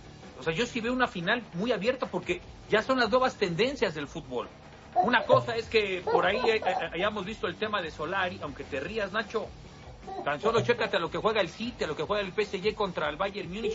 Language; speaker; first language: Spanish; native; Spanish